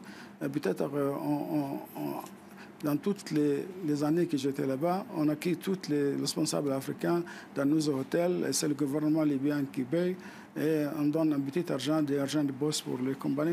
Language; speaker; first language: French; non-native, fluent; Arabic